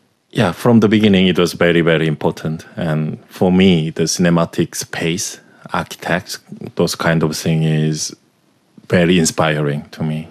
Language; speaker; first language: English; non-native, learner; Korean